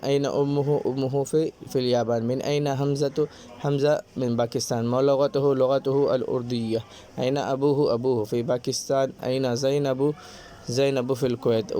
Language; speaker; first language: Arabic; non-native, fluent; Urdu